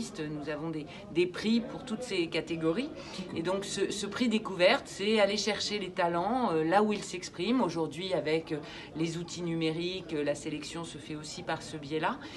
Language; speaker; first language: French; native; French